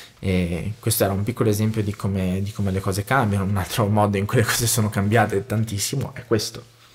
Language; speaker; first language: Italian; non-native, fluent; Portuguese